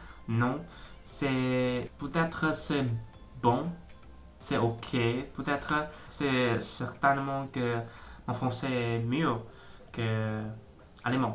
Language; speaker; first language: French; non-native, learner; Indonesian